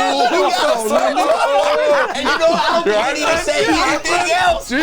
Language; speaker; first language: English; native; English